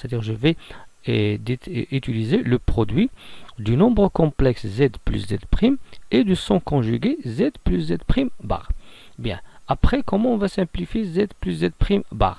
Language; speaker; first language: French; non-native, local second language; Arabic